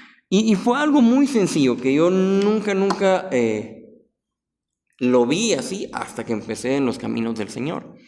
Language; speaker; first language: Spanish; native; Spanish